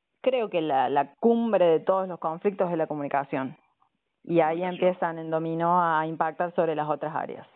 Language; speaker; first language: Spanish; native; Spanish